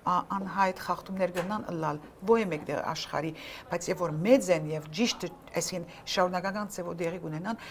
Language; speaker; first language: Armenian; early bilingual, heritage; Armenian